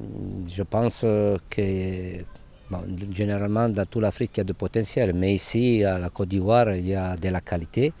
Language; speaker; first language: French; non-native, fluent; Italian